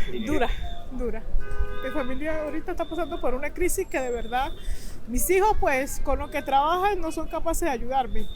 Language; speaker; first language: Spanish; native; Spanish